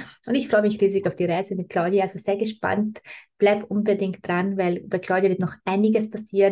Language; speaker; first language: German; native; German